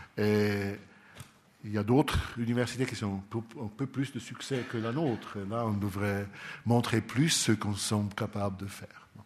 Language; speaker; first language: French; non-native, local second language; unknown